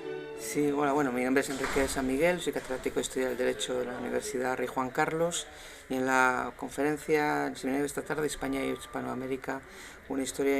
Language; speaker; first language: Spanish; native; Spanish